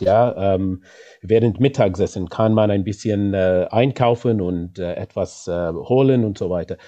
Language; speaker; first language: German; non-native, fluent; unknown